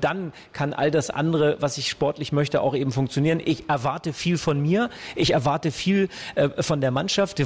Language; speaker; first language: German; native; German